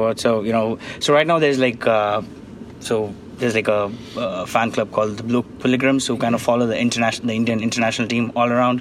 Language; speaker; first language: English; non-native, local second language; Tamil